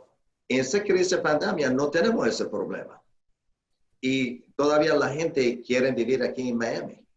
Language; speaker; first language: Spanish; non-native, learner; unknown